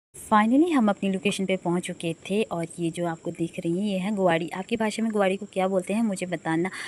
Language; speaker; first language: Hindi; non-native, local second language; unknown